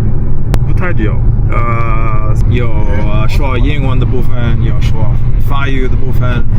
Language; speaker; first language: Chinese; non-native, learner; English